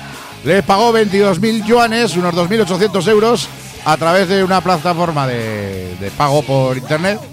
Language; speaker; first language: Spanish; native; Spanish